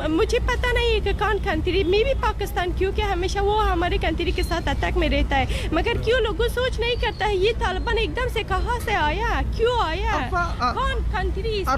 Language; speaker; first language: Hindi; non-native, learner; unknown